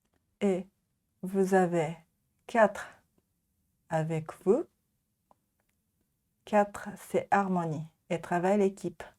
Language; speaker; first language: French; non-native, learner; Japanese